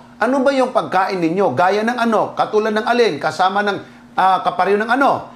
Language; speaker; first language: Filipino; native; Filipino